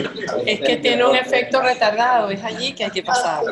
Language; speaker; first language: Spanish; native; Spanish